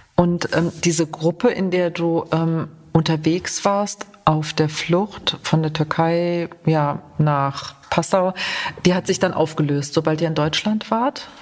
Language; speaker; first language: German; native; German